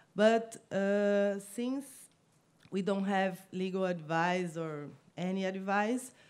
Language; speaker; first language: English; non-native, fluent; Portuguese